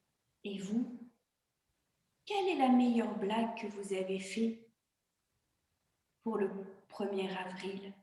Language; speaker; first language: French; native; French